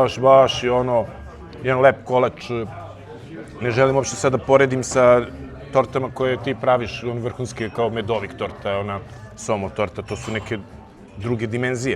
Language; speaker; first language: Serbian; native; Serbian